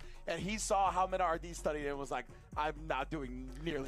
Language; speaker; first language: English; native; English